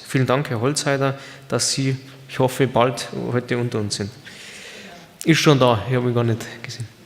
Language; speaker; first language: German; native; German